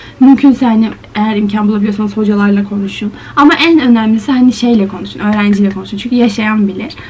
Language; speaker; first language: Turkish; native; Turkish